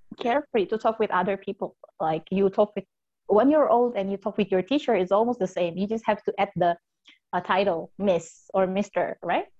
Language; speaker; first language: English; non-native, fluent; Indonesian